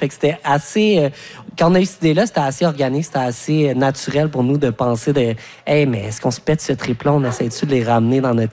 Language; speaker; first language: French; native; French